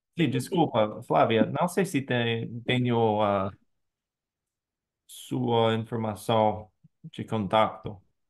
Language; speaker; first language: Portuguese; non-native, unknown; English